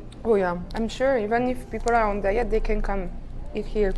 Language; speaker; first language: English; non-native, fluent; French